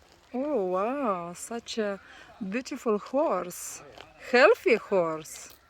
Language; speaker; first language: English; non-native, learner; Romanian